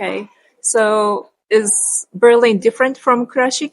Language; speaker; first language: English; non-native, fluent; Japanese